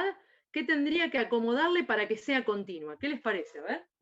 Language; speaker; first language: Spanish; native; Spanish